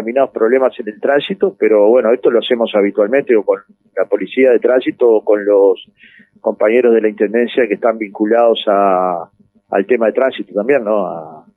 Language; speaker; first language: Spanish; native; Spanish